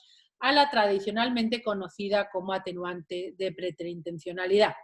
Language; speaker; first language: Spanish; native; Spanish